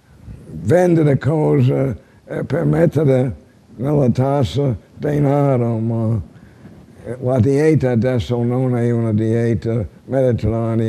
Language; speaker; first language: Italian; non-native, learner; English